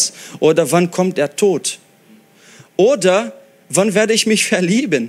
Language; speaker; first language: German; non-native, fluent; Portuguese